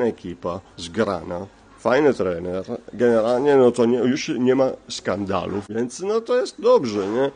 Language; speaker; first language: Polish; non-native, fluent; Italian